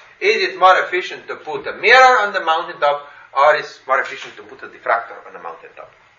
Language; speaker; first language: English; non-native, fluent; Slovenian